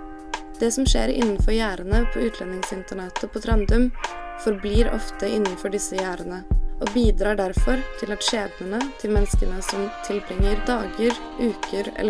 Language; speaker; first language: Norwegian; native; Norwegian